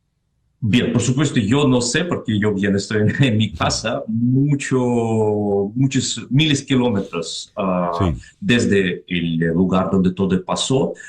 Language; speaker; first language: Spanish; non-native, fluent; Russian